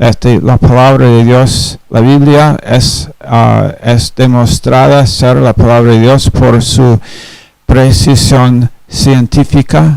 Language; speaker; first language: Spanish; non-native, fluent; English